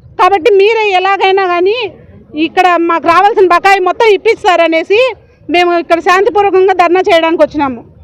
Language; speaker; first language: Telugu; native; Telugu